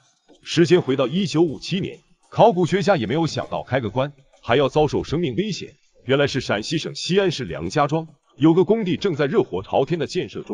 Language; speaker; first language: Chinese; native; Chinese